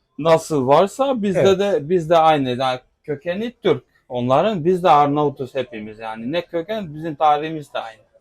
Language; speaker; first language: Turkish; non-native, local second language; Albanian